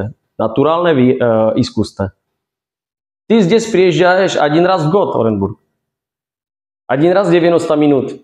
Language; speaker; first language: Russian; non-native, fluent; Czech